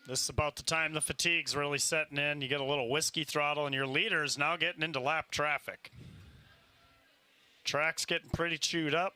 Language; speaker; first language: English; native; English